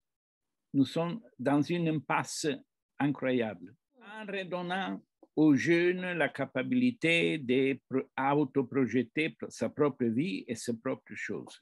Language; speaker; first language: French; non-native, fluent; Italian